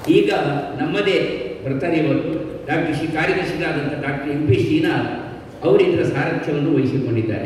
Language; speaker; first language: Kannada; non-native, local second language; Tulu